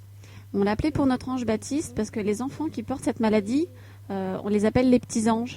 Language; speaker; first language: French; native; French